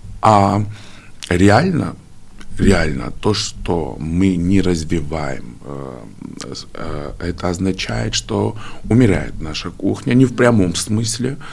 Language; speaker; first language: Russian; non-native, fluent; Georgian